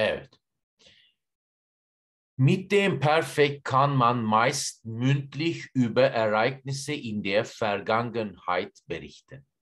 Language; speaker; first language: German; non-native, fluent; Turkish